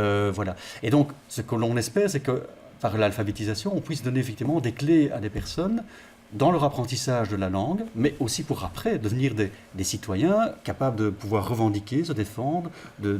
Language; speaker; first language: French; native; French